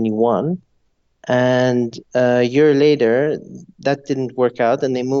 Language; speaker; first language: English; non-native, local second language; Persian